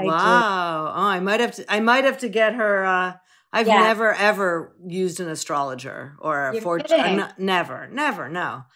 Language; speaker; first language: English; native; English